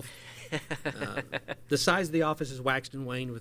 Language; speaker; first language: English; native; English